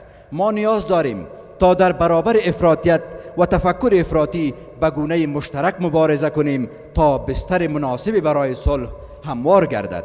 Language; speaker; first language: Persian; native; Persian